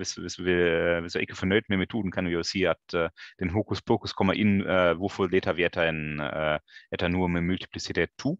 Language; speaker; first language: Norwegian; non-native, fluent; German